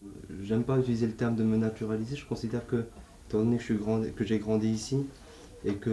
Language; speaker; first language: French; native; French